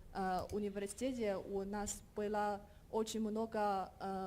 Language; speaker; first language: Russian; non-native, fluent; Chinese